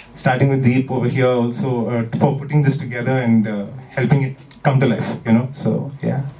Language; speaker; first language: English; non-native, local second language; Malayalam